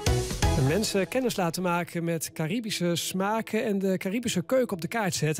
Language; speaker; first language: Dutch; native; Dutch